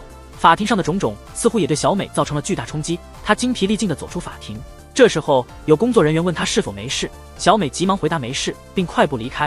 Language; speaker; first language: Chinese; native; Chinese